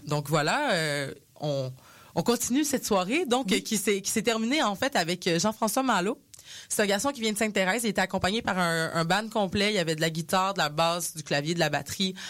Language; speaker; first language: French; non-native, local second language; English